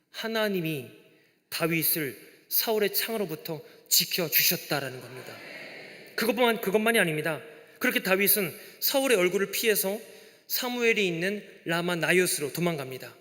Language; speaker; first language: Korean; native; Korean